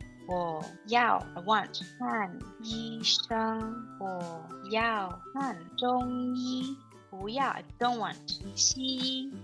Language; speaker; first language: Chinese; non-native, learner; English